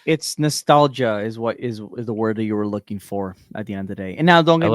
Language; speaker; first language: English; native; English